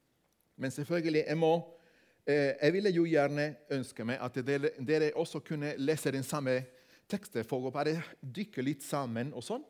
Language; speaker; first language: Norwegian; non-native, fluent; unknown